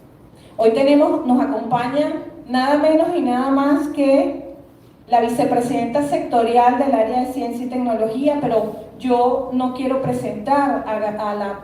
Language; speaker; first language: Spanish; native; Spanish